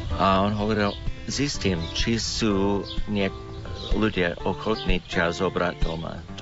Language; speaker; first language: Slovak; non-native, learner; English